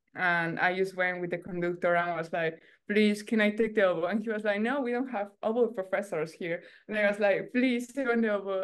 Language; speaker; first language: English; non-native, learner; Spanish